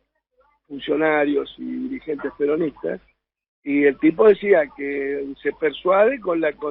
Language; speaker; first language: Spanish; native; Spanish